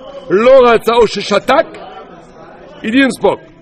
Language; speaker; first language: English; non-native, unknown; Hebrew